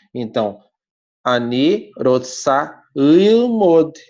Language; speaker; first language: Hebrew; non-native, fluent; Portuguese